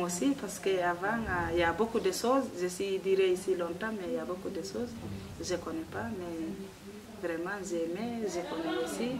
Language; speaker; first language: French; non-native, learner; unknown